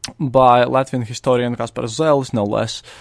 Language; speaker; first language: English; non-native, fluent; Latvian